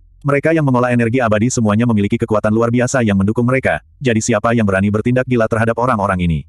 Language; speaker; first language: Indonesian; native; Indonesian